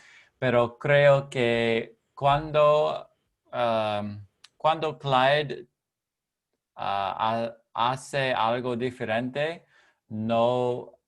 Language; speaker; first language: Spanish; non-native, learner; English